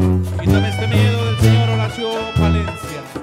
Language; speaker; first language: Spanish; native; Spanish